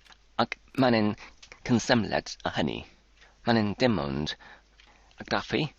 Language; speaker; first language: Welsh; non-native, learner; English